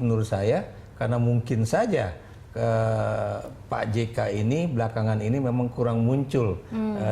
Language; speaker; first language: Indonesian; native; Indonesian